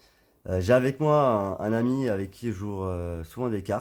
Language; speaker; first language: French; native; French